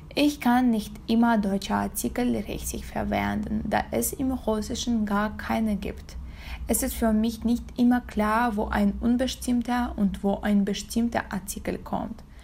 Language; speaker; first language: German; non-native, learner; Russian